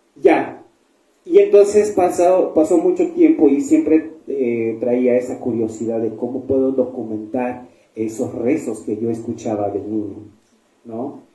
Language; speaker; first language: Spanish; non-native, local second language; Tzeltal